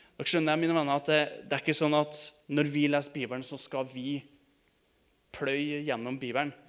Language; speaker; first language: Norwegian; native; Norwegian